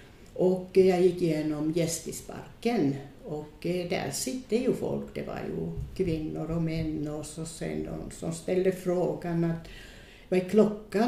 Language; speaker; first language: Swedish; non-native, fluent; Finnish